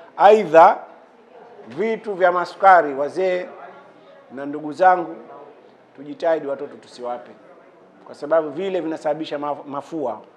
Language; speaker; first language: Swahili; native; Swahili